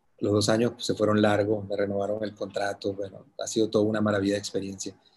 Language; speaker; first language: Spanish; native; Spanish